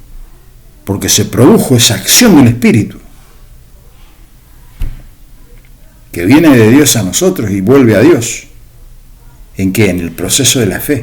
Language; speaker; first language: Spanish; native; Spanish